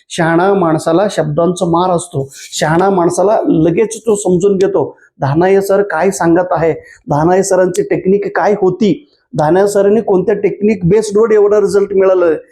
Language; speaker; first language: Marathi; non-native, local second language; Kannada